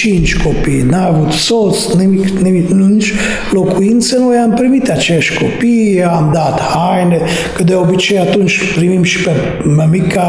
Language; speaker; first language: Romanian; non-native, fluent; Hungarian